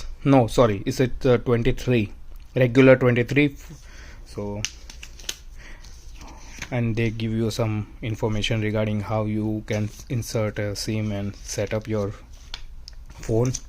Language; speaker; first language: English; non-native, fluent; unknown